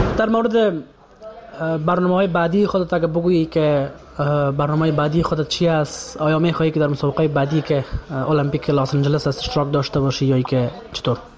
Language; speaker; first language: Persian; native; Persian